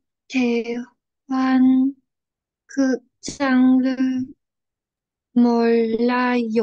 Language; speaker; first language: Korean; non-native, learner; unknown